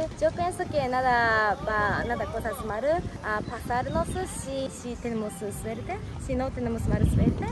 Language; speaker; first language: Spanish; non-native, learner; Japanese